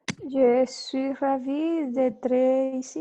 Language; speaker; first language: French; non-native, learner; Spanish